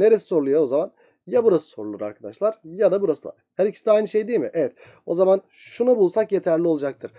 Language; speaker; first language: Turkish; native; Turkish